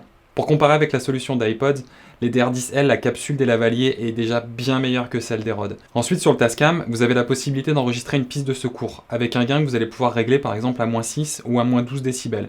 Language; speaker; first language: French; native; French